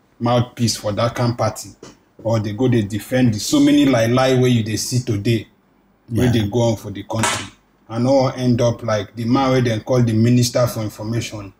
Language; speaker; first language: Nigerian Pidgin; non-native, local second language; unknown